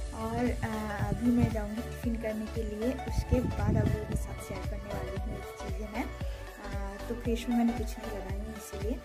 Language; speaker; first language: Hindi; native; Hindi